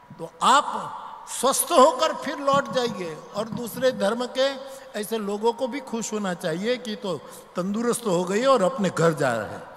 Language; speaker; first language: Hindi; non-native, local second language; Gujarati